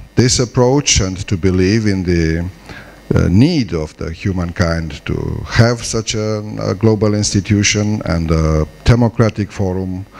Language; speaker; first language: English; non-native, fluent; Romanian